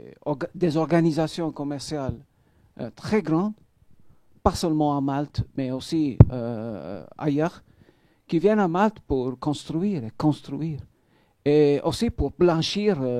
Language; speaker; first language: French; non-native, fluent; Maltese